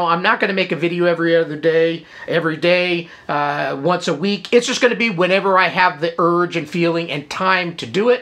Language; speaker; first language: English; native; English